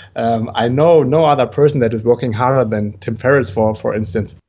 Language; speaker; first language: English; non-native, fluent; German